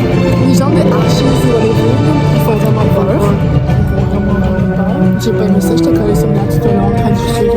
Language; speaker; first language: French; native; French